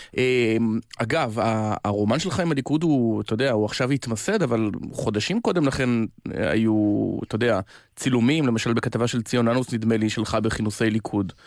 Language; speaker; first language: Hebrew; native; Hebrew